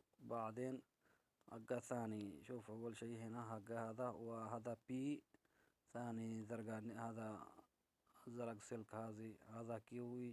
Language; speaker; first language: Arabic; non-native, learner; Urdu